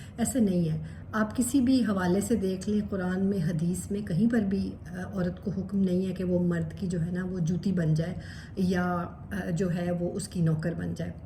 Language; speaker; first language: Urdu; native; Urdu